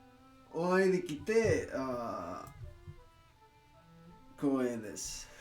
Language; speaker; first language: Japanese; non-native, learner; Spanish